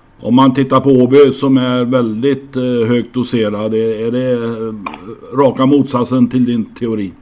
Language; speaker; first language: Swedish; native; Swedish